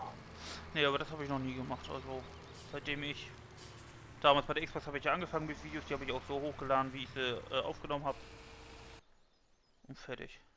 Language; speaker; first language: German; native; German